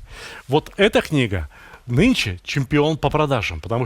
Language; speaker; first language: Russian; native; Russian